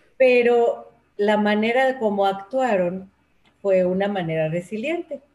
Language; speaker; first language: Spanish; native; Spanish